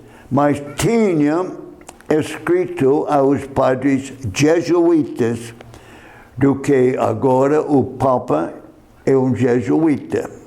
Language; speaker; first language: Portuguese; non-native, fluent; English